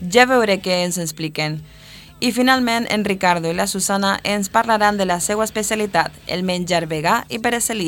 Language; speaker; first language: Catalan; non-native, learner; Spanish